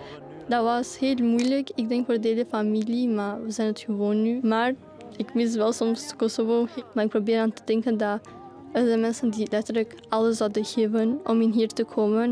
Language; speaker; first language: Dutch; early bilingual, other home language; Albanian